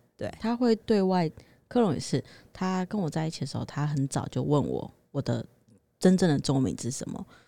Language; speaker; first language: Chinese; native; Chinese